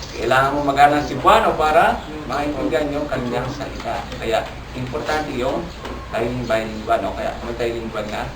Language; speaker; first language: Filipino; non-native, local second language; Hiligaynon